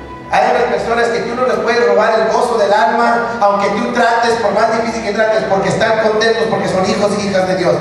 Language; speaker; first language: Spanish; early bilingual, heritage; Spanish